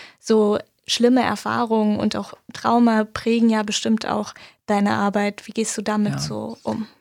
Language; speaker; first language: German; native; German